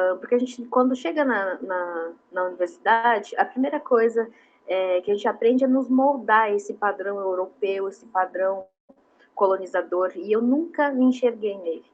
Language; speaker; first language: Portuguese; non-native, local second language; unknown